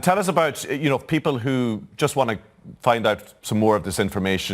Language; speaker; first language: English; native; English